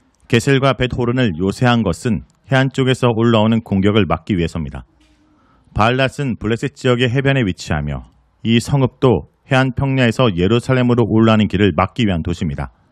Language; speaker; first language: Korean; native; Korean